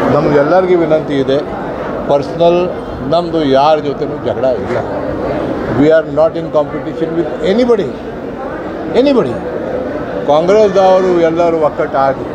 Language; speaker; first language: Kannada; non-native, local second language; Urdu